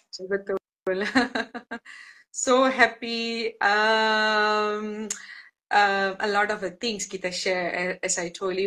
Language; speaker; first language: English; non-native, local second language; Tamil